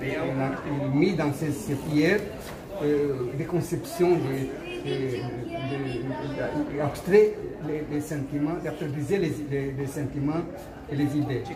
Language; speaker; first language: French; non-native, fluent; Romanian